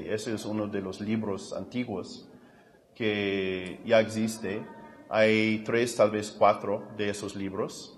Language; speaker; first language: Spanish; non-native, fluent; English